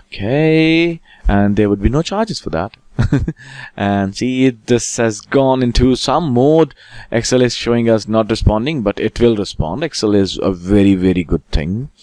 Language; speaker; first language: English; non-native, local second language; Hindi